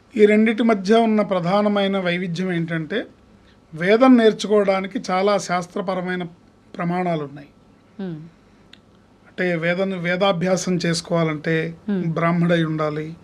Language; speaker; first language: Telugu; native; Telugu